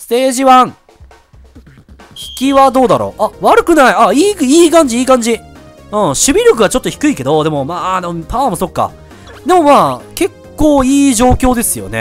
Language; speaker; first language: Japanese; native; Japanese